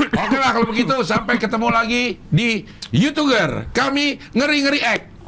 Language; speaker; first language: Indonesian; native; Indonesian